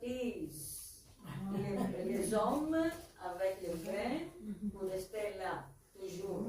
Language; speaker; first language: French; non-native, learner; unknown